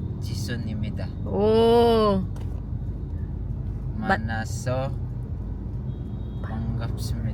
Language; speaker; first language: Korean; non-native, learner; Cebuano